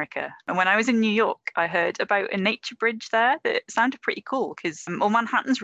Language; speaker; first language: English; native; English